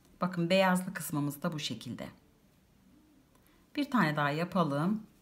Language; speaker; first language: Turkish; native; Turkish